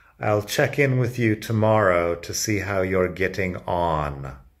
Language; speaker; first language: English; native; English